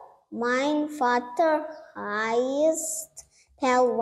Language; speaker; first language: German; non-native, learner; Turkmen